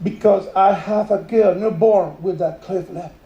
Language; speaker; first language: English; non-native, learner; Spanish